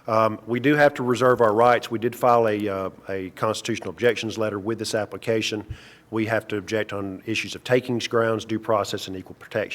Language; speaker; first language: English; native; English